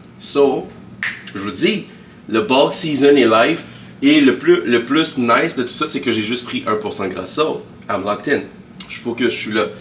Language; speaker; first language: French; early bilingual, other home language; Haitian Creole